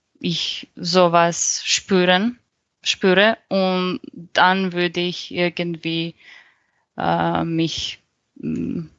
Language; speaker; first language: German; non-native, fluent; Serbian